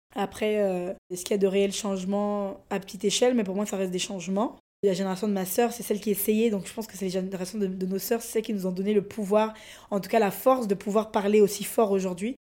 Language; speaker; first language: French; non-native, local second language; Lingala